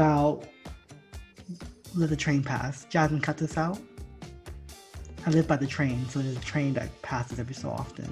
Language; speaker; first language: English; native; English